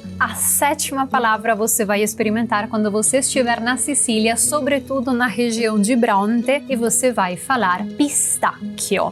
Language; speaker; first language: Portuguese; non-native, fluent; Italian